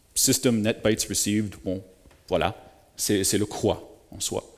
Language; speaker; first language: French; native; French